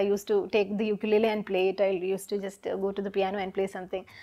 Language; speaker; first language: English; non-native, local second language; Malayalam